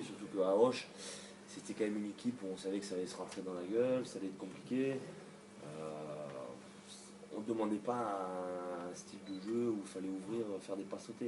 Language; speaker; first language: French; native; French